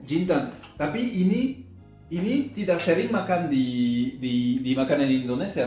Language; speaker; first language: Indonesian; non-native, fluent; French